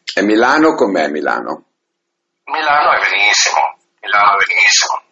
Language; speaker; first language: Italian; early bilingual, other home language; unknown